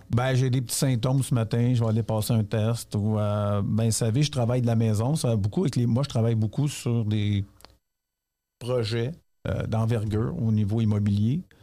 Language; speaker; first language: French; native; French